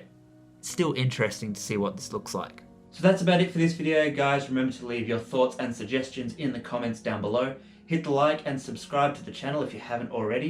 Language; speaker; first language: English; native; English